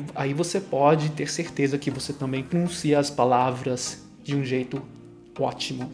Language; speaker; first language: Portuguese; non-native, fluent; German